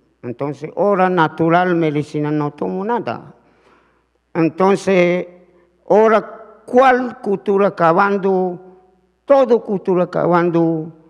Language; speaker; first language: Spanish; non-native, learner; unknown